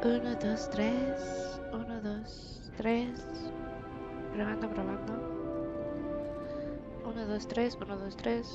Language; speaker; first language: Spanish; native; Spanish